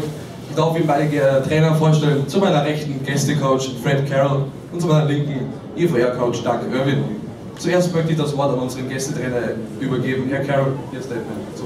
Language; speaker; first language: German; native; German